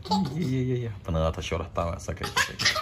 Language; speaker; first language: Chinese; native; Chinese